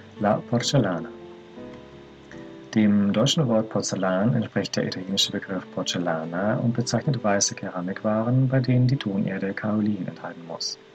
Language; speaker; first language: German; native; German